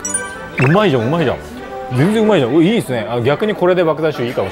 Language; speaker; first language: Japanese; non-native, fluent; Korean